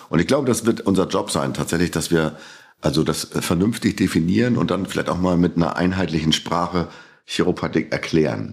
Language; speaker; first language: German; native; German